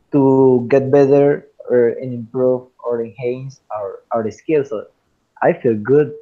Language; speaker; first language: English; non-native, fluent; Spanish